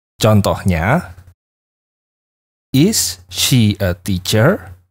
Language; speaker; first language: English; non-native, fluent; Indonesian